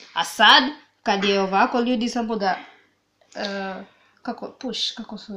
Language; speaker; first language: Serbian; non-native, learner; Swahili